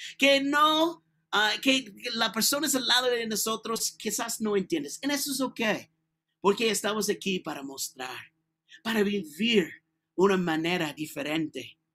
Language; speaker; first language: Spanish; non-native, learner; English